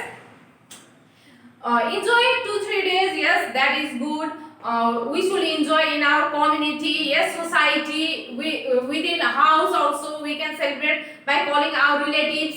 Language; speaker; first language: English; non-native, local second language; Nepali